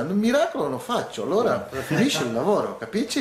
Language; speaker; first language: Italian; non-native, learner; Portuguese